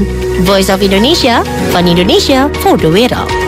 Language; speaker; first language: Dutch; non-native, fluent; Indonesian